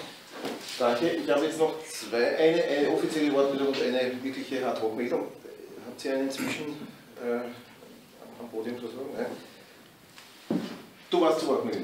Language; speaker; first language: German; native; German